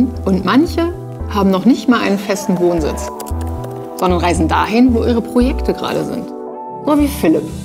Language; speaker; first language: German; native; German